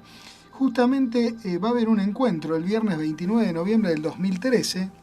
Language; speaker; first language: Spanish; native; Spanish